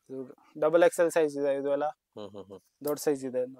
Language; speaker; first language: Kannada; non-native, local second language; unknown